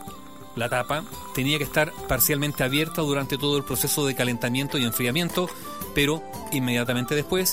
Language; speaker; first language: Spanish; native; Spanish